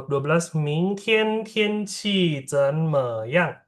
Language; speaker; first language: Chinese; non-native, fluent; Indonesian